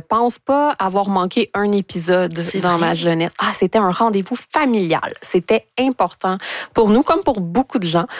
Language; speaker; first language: French; native; French